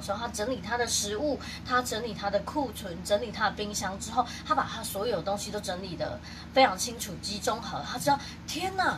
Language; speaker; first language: Chinese; native; Chinese